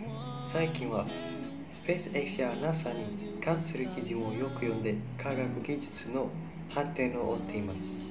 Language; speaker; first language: Japanese; non-native, learner; Indonesian